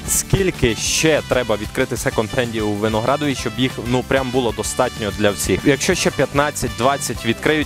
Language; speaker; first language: Ukrainian; native; Ukrainian